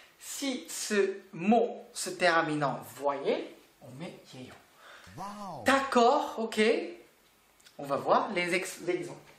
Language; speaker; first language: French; non-native, fluent; Korean